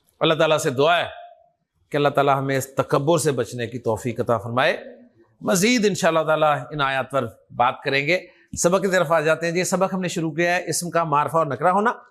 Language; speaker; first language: Urdu; non-native, local second language; Punjabi